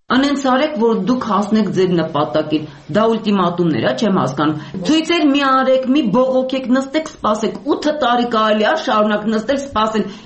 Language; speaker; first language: Armenian; native; Armenian